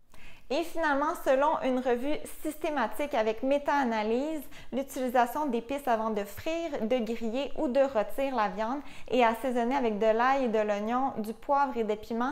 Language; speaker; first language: French; native; French